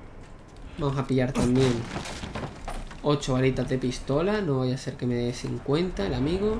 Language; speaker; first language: Spanish; native; Spanish